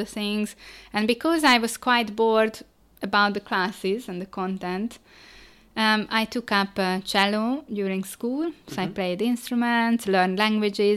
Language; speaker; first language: English; non-native, fluent; Hungarian